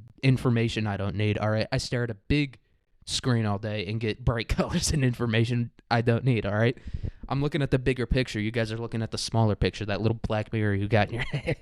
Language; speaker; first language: English; native; English